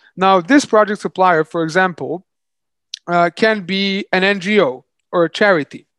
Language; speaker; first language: English; non-native, fluent; Serbian